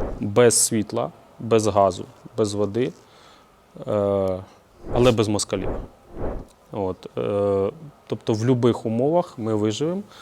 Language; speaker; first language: Ukrainian; native; Ukrainian